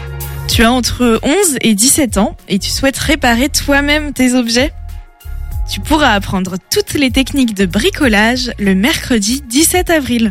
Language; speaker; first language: French; native; French